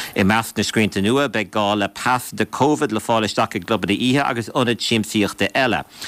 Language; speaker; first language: Irish; native; Irish